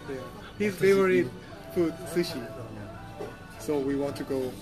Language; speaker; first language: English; non-native, learner; Korean